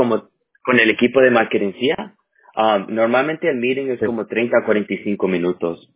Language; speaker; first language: Spanish; early bilingual, heritage; Spanish